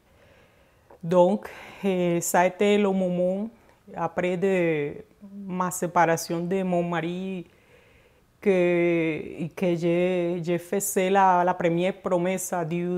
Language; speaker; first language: French; non-native, fluent; Spanish